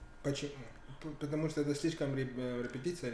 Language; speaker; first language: Russian; non-native, learner; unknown